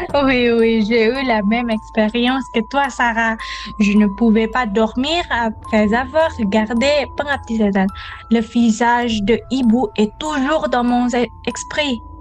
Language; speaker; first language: French; non-native, learner; Indonesian